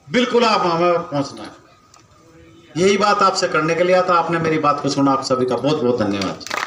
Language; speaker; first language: Hindi; native; Hindi